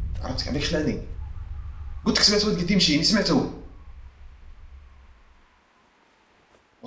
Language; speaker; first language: Arabic; native; Arabic